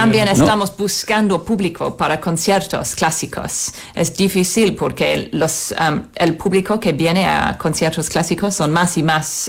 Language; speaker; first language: Spanish; non-native, fluent; English